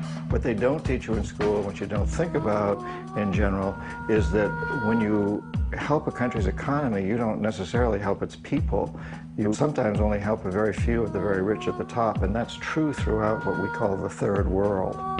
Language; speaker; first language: English; native; English